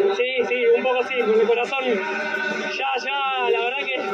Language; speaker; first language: Spanish; native; Spanish